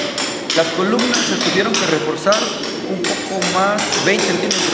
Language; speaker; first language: Spanish; native; Spanish